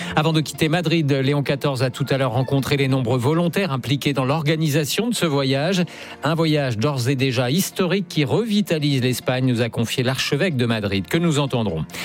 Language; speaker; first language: French; native; French